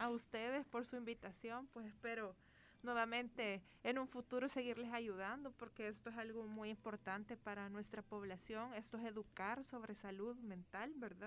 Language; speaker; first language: Spanish; native; Spanish